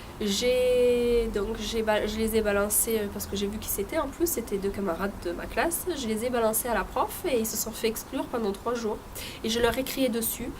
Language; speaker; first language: French; early bilingual, other home language; Italian